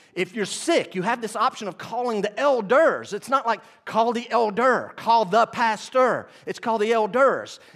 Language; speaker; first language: English; native; English